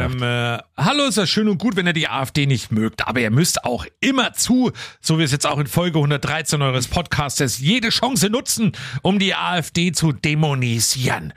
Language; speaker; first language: German; native; German